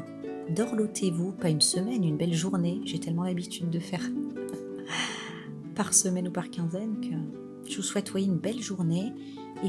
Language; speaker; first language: French; native; French